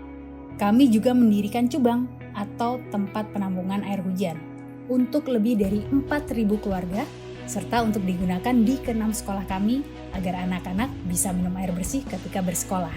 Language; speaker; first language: Indonesian; native; Indonesian